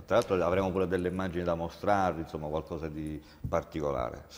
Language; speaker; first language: Italian; native; Italian